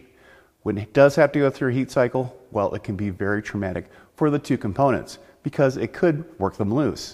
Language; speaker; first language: English; native; English